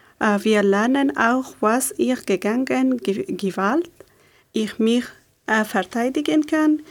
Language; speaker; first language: German; non-native, learner; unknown